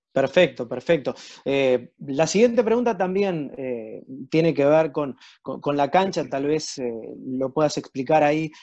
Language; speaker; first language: Spanish; native; Spanish